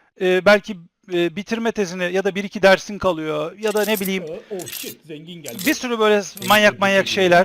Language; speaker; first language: Turkish; native; Turkish